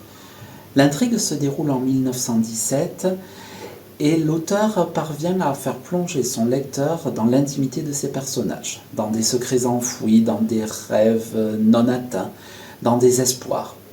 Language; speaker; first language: French; native; French